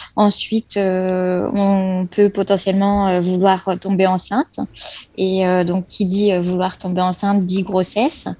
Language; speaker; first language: French; native; French